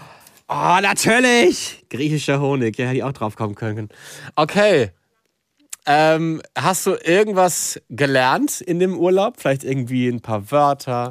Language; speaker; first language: German; native; German